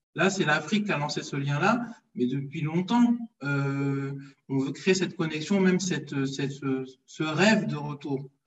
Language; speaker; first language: French; early bilingual, other home language; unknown